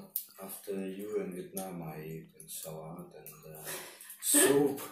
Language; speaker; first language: English; non-native, learner; Russian